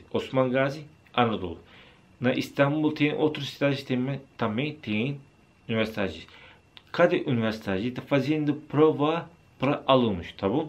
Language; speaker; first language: Portuguese; non-native, learner; Turkish